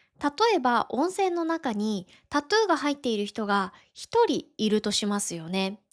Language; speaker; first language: Japanese; native; Japanese